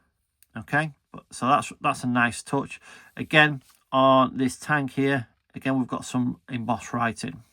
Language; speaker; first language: English; native; English